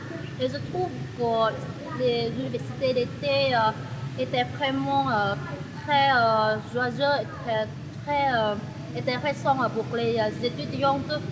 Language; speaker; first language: French; non-native, learner; Vietnamese